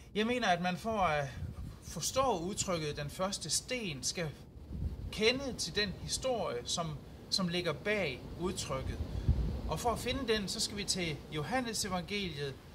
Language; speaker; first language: Danish; native; Danish